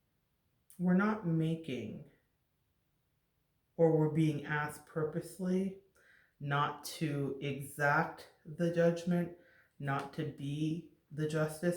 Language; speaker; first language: English; native; English